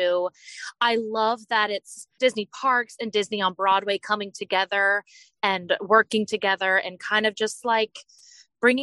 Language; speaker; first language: English; native; English